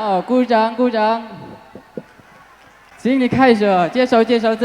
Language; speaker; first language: Chinese; non-native, fluent; Indonesian